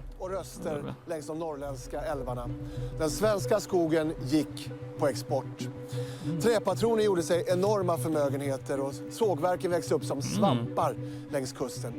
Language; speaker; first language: Swedish; native; Swedish